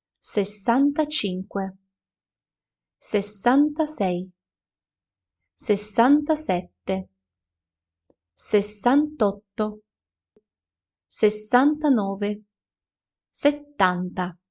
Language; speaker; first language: Italian; non-native, fluent; Ukrainian